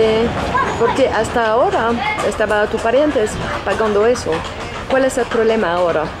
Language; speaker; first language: Spanish; non-native, fluent; French